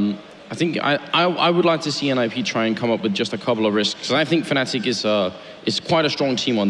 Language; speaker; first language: English; non-native, fluent; Swedish